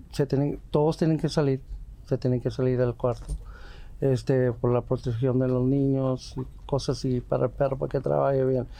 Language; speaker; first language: Spanish; early bilingual, heritage; Spanish